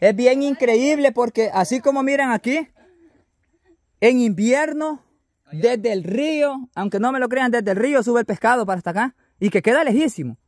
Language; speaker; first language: Spanish; native; Spanish